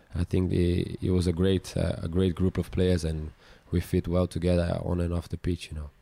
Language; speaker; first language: English; non-native, fluent; Portuguese